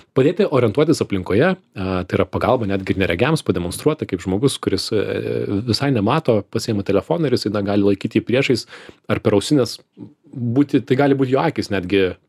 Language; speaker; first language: Lithuanian; native; Lithuanian